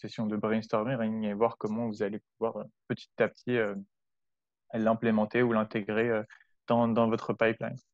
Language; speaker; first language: French; native; French